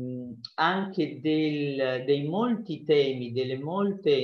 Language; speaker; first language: Italian; native; Italian